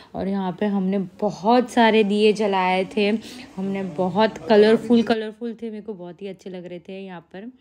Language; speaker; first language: Hindi; non-native, local second language; Gujarati